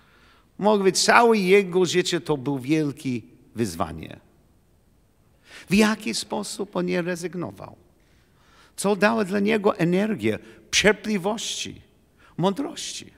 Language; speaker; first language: Polish; non-native, learner; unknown